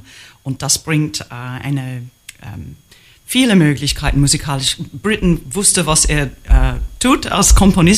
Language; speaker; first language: German; non-native, fluent; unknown